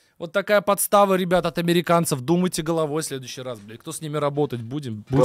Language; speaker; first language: Russian; native; Russian